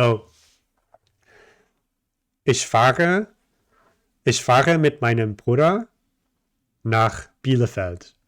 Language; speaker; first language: German; non-native, fluent; English